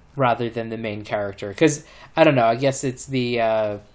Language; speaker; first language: English; native; English